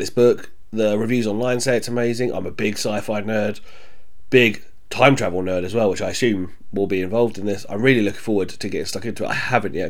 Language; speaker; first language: English; native; English